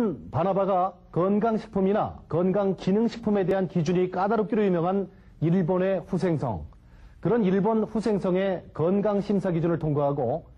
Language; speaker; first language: Korean; native; Korean